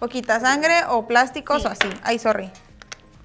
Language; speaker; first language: Spanish; native; Spanish